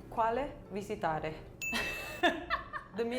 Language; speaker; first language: English; non-native, fluent; Spanish